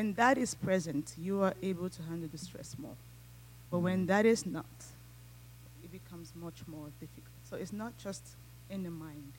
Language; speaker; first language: English; non-native, local second language; Igbo